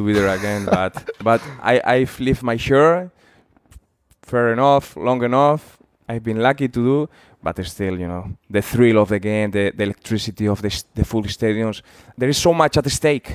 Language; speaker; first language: English; non-native, fluent; Spanish